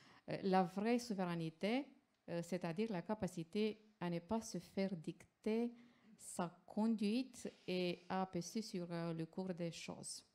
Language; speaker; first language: French; non-native, fluent; Romanian